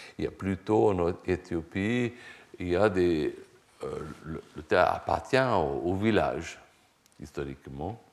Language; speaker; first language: French; non-native, fluent; Swedish